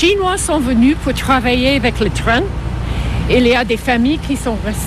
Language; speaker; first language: French; non-native, fluent; English